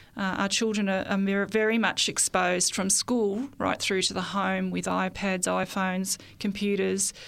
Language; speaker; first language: English; native; English